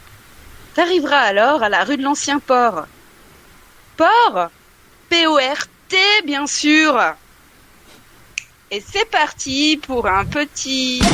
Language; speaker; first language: French; native; French